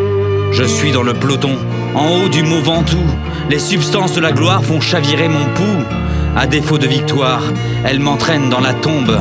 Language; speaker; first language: French; native; French